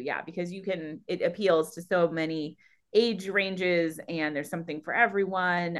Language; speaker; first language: English; native; English